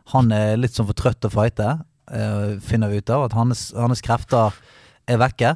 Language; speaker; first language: Norwegian; native; Norwegian